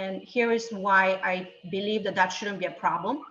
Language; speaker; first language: English; non-native, fluent; Bulgarian